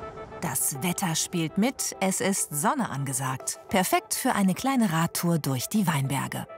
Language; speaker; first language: German; native; German